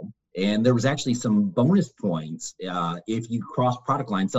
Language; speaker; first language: English; native; English